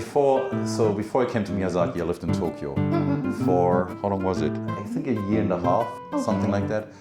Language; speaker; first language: English; non-native, fluent; German